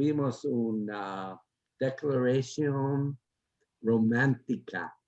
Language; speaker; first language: Spanish; non-native, learner; English